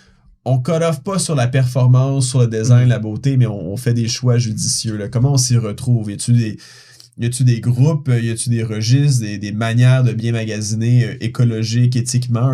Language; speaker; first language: French; native; French